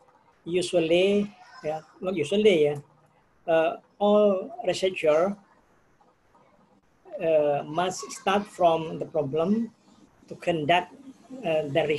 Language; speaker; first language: English; non-native, fluent; Indonesian